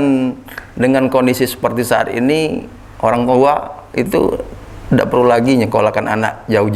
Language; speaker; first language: Indonesian; native; Indonesian